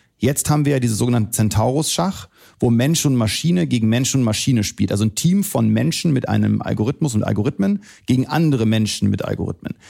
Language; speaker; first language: German; early bilingual, other home language; Arabic